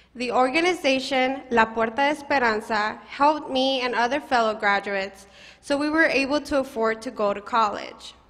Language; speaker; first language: English; early bilingual, other home language; Spanish